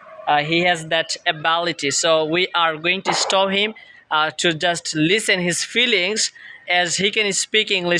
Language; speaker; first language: English; non-native, fluent; Bangla